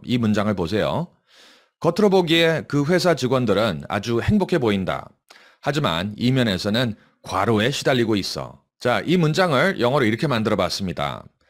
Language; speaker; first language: Korean; native; Korean